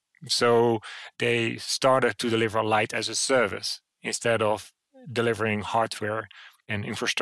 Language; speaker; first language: English; non-native, fluent; Dutch